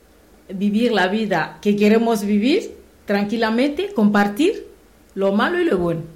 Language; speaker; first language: Spanish; non-native, learner; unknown